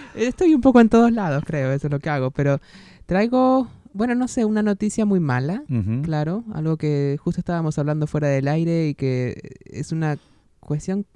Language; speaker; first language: Spanish; native; Spanish